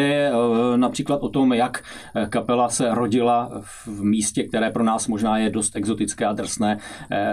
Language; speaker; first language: Czech; native; Czech